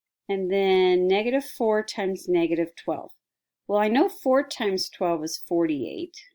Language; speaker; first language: English; native; English